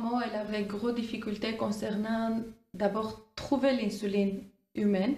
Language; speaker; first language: French; non-native, fluent; Armenian